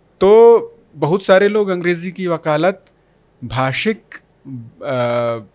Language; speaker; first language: Hindi; non-native, local second language; Bhojpuri